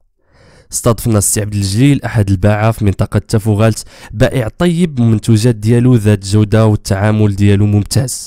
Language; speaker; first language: Arabic; native; Arabic